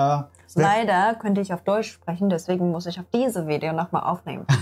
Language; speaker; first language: German; non-native, learner; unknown